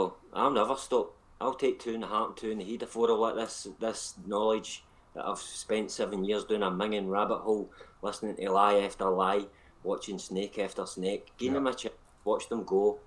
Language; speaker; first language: English; native; English